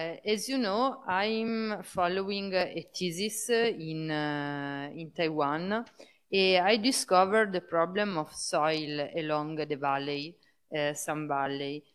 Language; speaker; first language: English; non-native, fluent; Italian